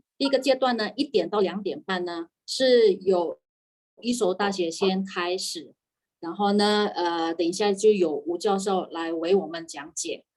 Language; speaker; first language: Chinese; early bilingual, heritage; Chinese